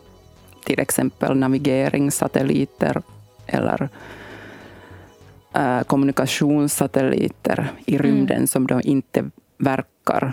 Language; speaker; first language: Swedish; non-native, local second language; Finnish